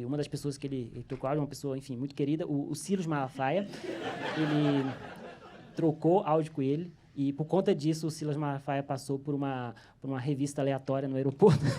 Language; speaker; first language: Portuguese; native; Portuguese